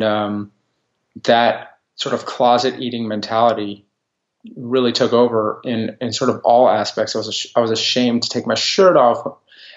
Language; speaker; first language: English; native; English